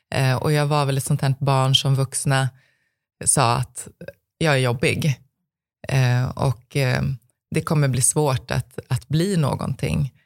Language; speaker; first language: Swedish; native; Swedish